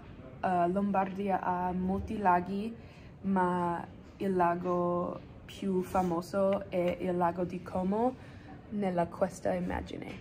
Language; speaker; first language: Italian; non-native, learner; English